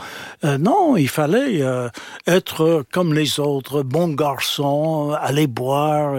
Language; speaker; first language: French; non-native, fluent; English